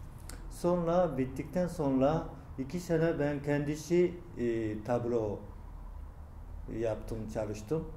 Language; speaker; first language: Turkish; non-native, learner; Japanese